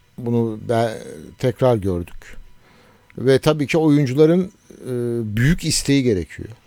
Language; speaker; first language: Turkish; native; Turkish